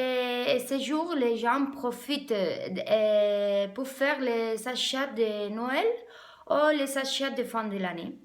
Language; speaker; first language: French; non-native, learner; Spanish